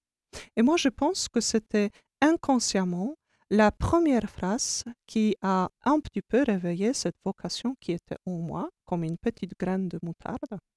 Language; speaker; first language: French; non-native, fluent; Polish